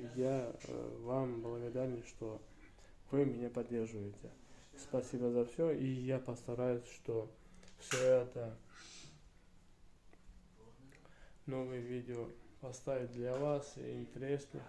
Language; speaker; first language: Russian; non-native, learner; Uzbek